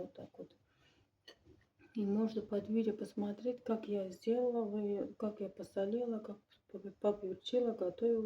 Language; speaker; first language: Russian; non-native, local second language; Kyrgyz